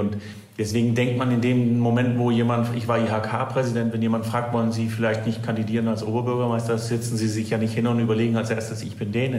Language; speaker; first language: German; non-native, fluent; Danish